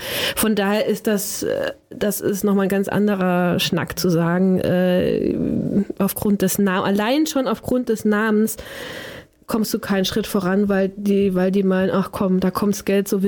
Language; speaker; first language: German; native; German